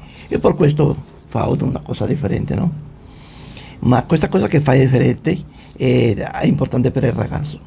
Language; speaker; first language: Italian; non-native, fluent; Spanish